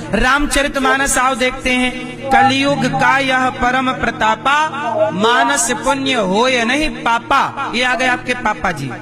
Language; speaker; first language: Hindi; native; Hindi